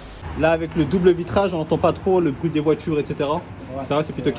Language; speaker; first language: French; native; French